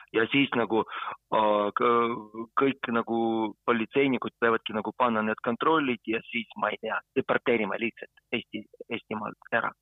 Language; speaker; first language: Estonian; non-native, fluent; Ukrainian